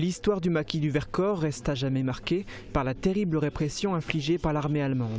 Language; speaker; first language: French; native; French